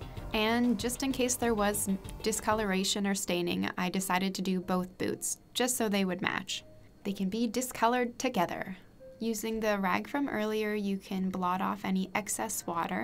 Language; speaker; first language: English; native; English